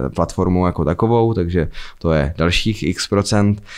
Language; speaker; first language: Czech; native; Czech